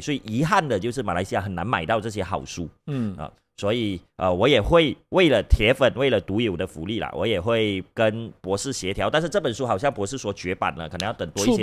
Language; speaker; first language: Chinese; native; Chinese